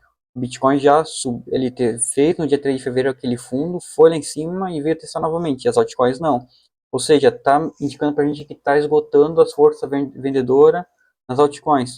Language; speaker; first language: Portuguese; native; Portuguese